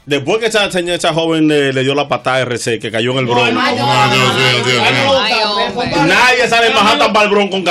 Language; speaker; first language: Spanish; native; Spanish